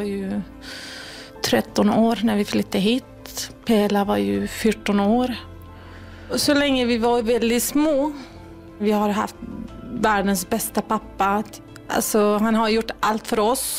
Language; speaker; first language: Swedish; non-native, fluent; Kurdish